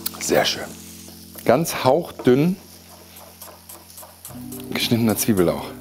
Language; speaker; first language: German; native; German